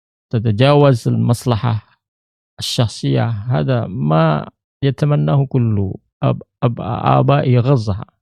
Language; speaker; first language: Arabic; non-native, fluent; Indonesian